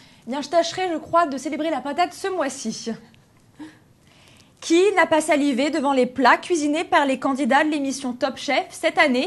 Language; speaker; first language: French; native; French